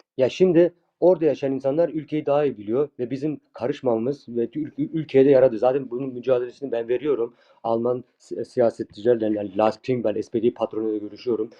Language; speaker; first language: Turkish; early bilingual, heritage; Turkish